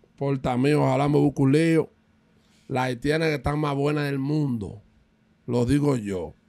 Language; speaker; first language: Spanish; native; Spanish